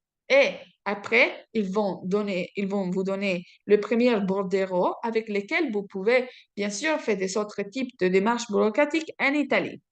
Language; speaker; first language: French; non-native, fluent; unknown